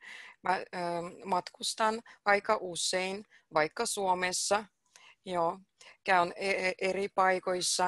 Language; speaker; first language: Finnish; non-native, fluent; Russian